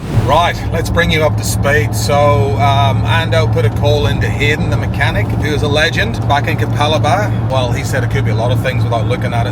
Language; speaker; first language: English; native; English